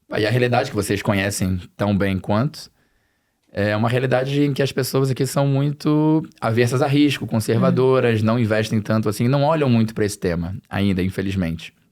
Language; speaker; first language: Portuguese; native; Portuguese